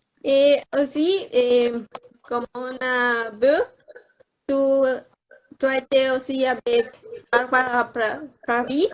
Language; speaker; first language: French; non-native, learner; Spanish